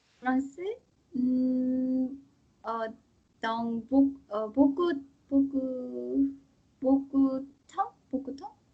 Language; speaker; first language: French; non-native, learner; Korean